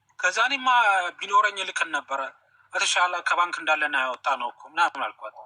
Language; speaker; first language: Amharic; native; Amharic